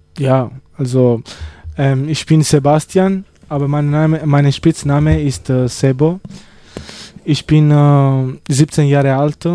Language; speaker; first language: German; non-native, learner; Italian